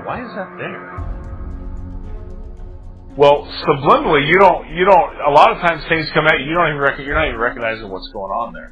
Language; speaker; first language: English; native; English